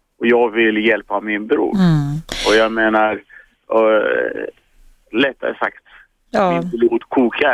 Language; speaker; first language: Swedish; early bilingual, other home language; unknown